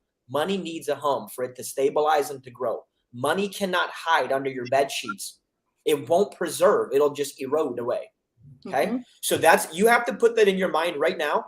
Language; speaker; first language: English; native; English